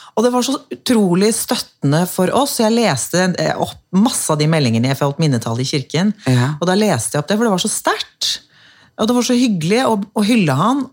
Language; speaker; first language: Norwegian; native; Norwegian